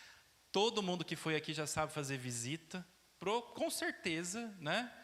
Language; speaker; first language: Portuguese; native; Portuguese